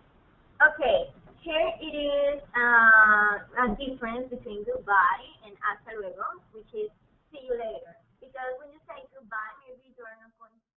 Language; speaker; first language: English; non-native, fluent; Spanish